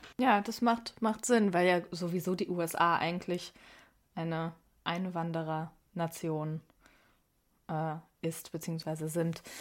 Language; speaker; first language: German; early bilingual, other home language; Persian